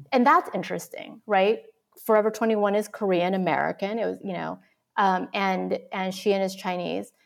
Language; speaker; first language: English; early bilingual, other home language; Vietnamese